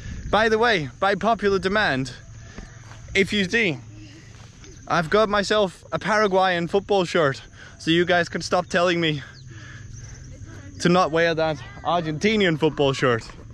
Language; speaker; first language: English; non-native, fluent; Danish